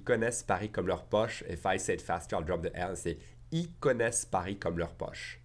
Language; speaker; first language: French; native; French